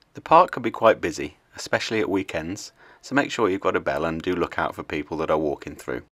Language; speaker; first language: English; native; English